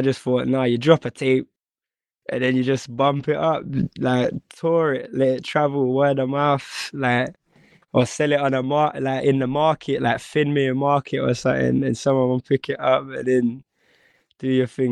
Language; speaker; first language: English; native; English